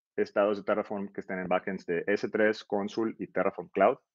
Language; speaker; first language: Spanish; native; Spanish